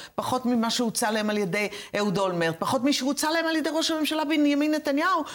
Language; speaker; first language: Hebrew; native; Hebrew